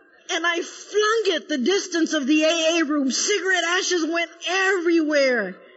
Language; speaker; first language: English; early bilingual, other home language; Spanish